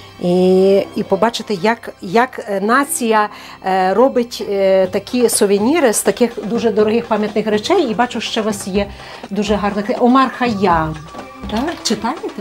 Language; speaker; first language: Ukrainian; native; Ukrainian